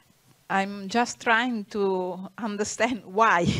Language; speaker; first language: English; non-native, learner; Italian